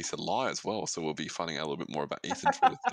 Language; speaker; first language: English; native; English